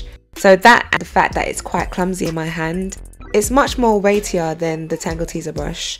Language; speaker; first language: English; native; English